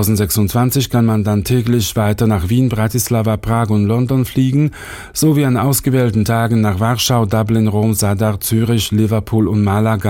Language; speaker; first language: German; native; German